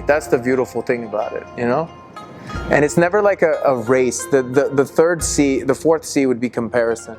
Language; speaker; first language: English; native; English